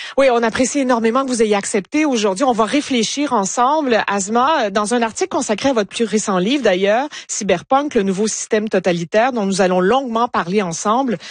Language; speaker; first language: French; native; French